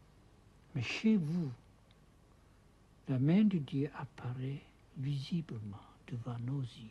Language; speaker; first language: French; non-native, fluent; Japanese